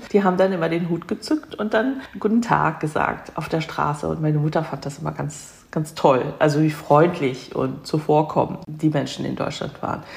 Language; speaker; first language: German; early bilingual, other home language; Korean